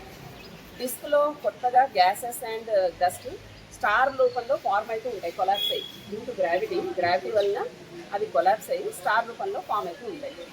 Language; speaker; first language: Telugu; native; Telugu